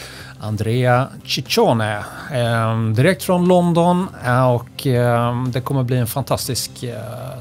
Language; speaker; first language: Swedish; native; Swedish